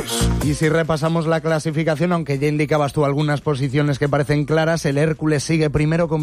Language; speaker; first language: Spanish; native; Spanish